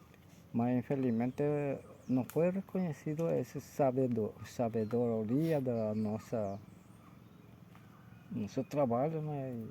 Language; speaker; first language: Portuguese; non-native, local second language; Guarani